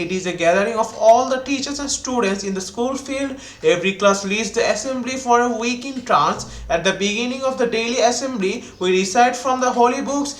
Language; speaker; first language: English; non-native, local second language; Bangla